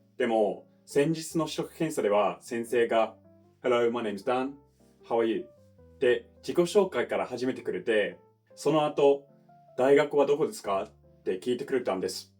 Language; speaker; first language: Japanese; non-native, fluent; English